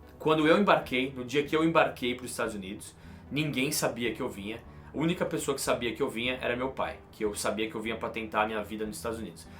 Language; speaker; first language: Portuguese; native; Portuguese